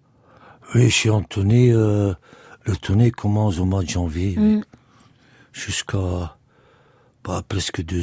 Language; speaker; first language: French; non-native, local second language; Dutch